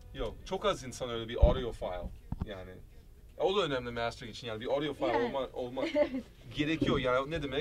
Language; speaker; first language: Turkish; early bilingual, heritage; Turkish